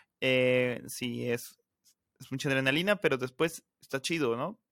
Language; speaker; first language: Spanish; native; Spanish